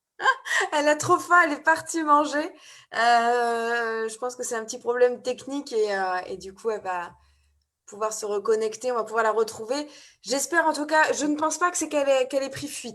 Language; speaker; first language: French; native; French